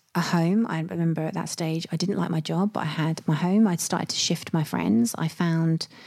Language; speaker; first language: English; native; English